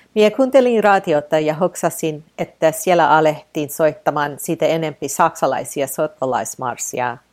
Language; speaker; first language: Finnish; non-native, fluent; English